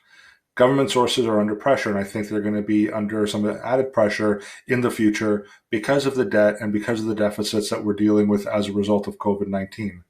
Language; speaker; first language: English; native; English